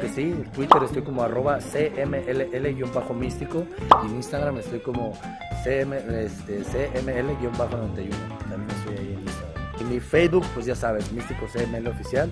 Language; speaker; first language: Spanish; native; Spanish